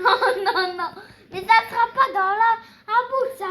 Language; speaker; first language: French; native; French